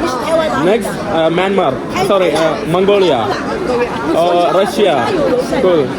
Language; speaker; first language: English; non-native, local second language; Malayalam